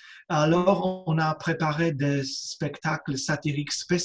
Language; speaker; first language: French; non-native, fluent; Polish